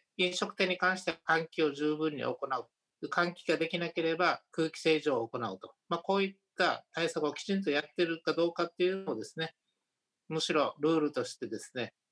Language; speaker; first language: Japanese; native; Japanese